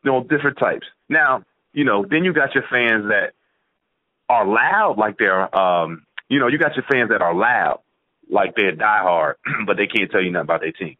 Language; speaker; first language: English; native; English